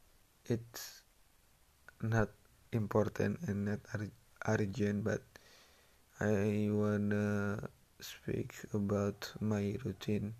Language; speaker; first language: English; non-native, learner; Indonesian